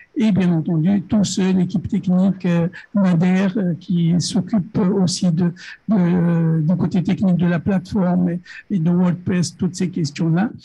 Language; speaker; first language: French; non-native, local second language; Arabic